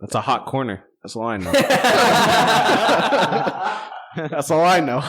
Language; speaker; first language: English; native; English